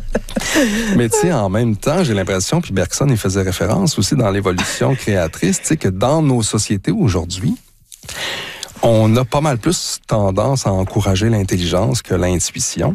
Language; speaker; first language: French; native; French